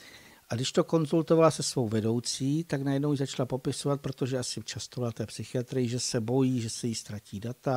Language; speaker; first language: Czech; native; Czech